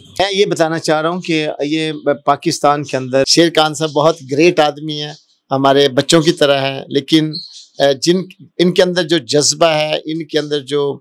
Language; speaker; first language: Urdu; non-native, local second language; Punjabi